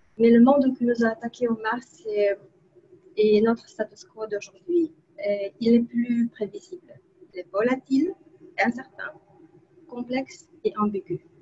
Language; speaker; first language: French; non-native, fluent; Polish